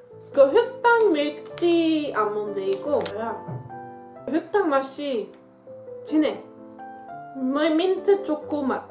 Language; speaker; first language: Korean; non-native, fluent; Dutch